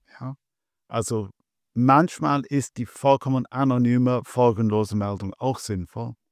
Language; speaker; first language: German; non-native, fluent; English